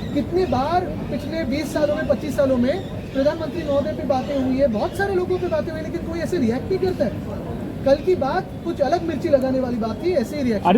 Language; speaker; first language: Hindi; non-native, local second language; Marathi